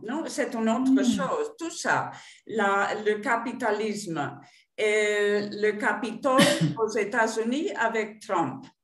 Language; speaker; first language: French; non-native, fluent; Spanish